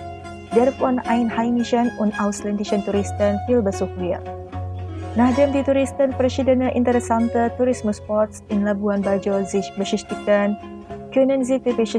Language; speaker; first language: German; non-native, fluent; Indonesian